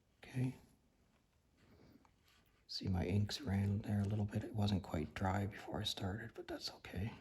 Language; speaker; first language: English; native; English